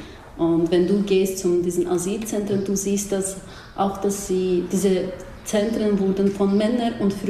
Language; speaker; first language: German; non-native, fluent; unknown